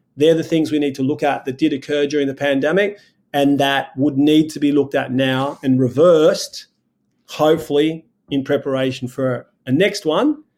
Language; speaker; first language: English; native; English